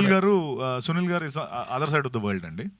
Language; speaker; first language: Telugu; native; Telugu